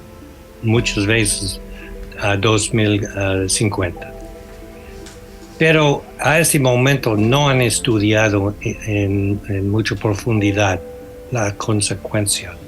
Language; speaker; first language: Spanish; non-native, fluent; English